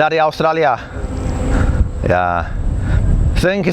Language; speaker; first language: Indonesian; non-native, learner; English